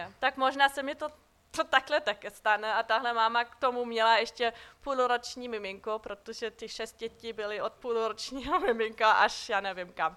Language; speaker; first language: Czech; non-native, fluent; German